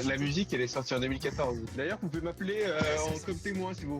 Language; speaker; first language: French; native; French